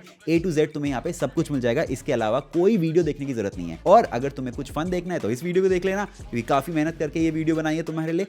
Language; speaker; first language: Hindi; native; Hindi